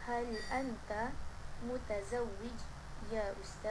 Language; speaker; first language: Arabic; non-native, learner; Malay